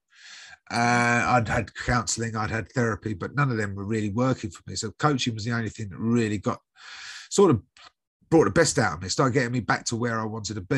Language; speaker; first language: English; native; English